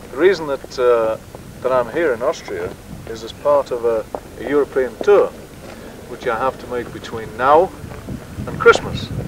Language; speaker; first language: English; native; English